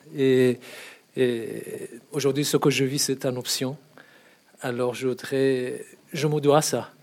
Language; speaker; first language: French; non-native, fluent; Persian